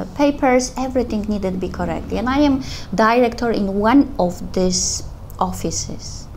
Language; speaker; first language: English; non-native, learner; Polish